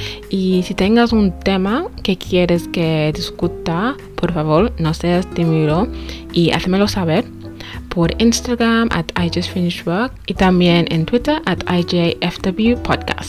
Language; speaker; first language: Spanish; non-native, fluent; English